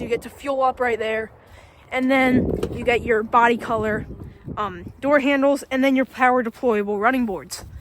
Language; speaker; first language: English; native; English